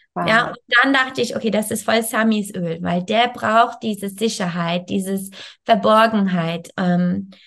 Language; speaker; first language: German; non-native, fluent; English